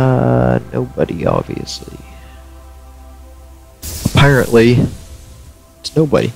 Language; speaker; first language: English; native; English